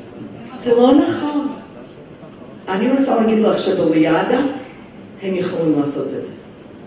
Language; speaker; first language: Hebrew; non-native, fluent; English